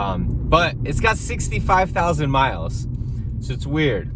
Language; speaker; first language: English; native; English